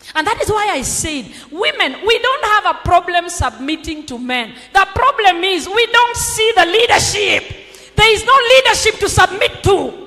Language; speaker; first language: English; non-native, local second language; Swahili